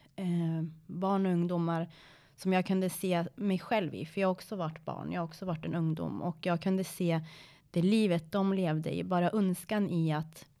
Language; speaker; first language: Swedish; early bilingual, other home language; Persian